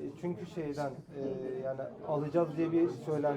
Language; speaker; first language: Turkish; native; Turkish